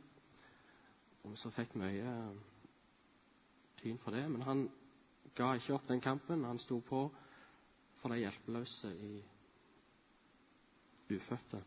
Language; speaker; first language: Norwegian; native; Norwegian